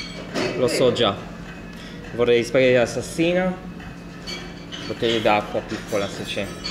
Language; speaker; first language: Italian; non-native, learner; English